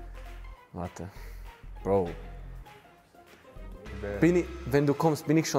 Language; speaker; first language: German; non-native, fluent; Hungarian